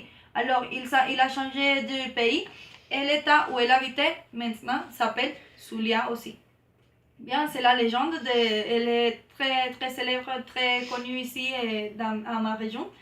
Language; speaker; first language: French; non-native, learner; Spanish